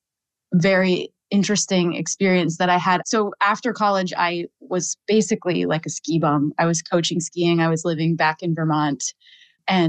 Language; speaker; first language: English; native; English